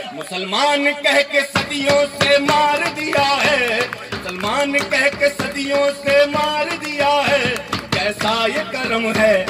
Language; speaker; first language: Hindi; native; Hindi